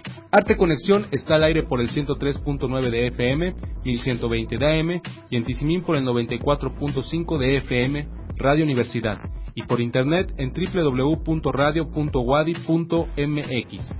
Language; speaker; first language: Spanish; native; Spanish